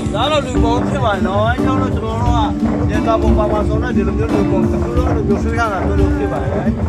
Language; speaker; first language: Burmese; non-native, local second language; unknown